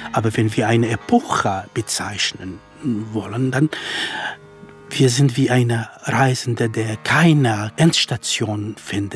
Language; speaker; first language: German; non-native, fluent; Kurdish